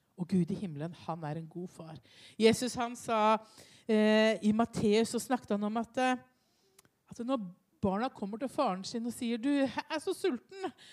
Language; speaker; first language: Norwegian; native; Norwegian